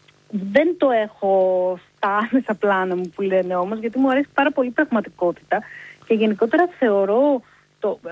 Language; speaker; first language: Greek; native; Greek